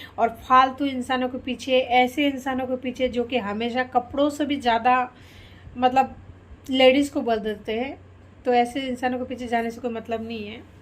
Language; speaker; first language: Hindi; non-native, local second language; Bangla